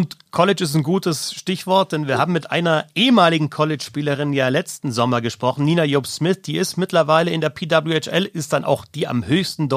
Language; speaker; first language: German; native; German